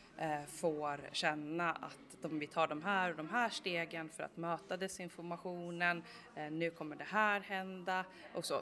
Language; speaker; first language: Swedish; native; Swedish